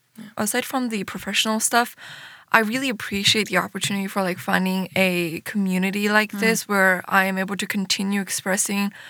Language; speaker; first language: English; early bilingual, other home language; Chinese